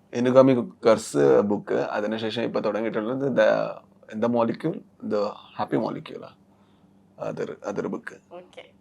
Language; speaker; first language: Malayalam; non-native, learner; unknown